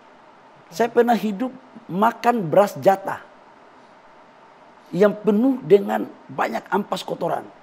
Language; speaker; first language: Indonesian; native; Indonesian